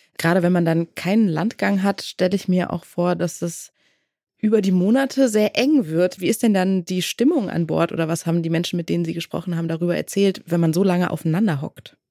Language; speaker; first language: German; native; German